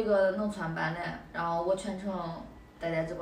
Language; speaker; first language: Chinese; native; Chinese